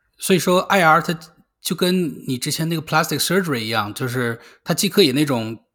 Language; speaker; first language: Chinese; native; Chinese